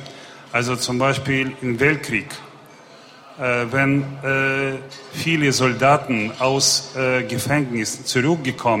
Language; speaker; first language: German; non-native, fluent; Russian